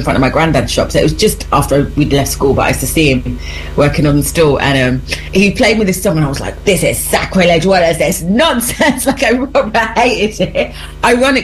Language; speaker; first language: English; native; English